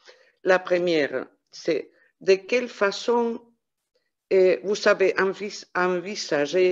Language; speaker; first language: French; non-native, fluent; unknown